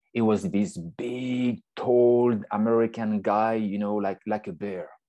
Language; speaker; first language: English; non-native, fluent; French